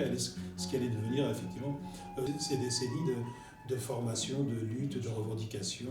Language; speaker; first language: French; native; French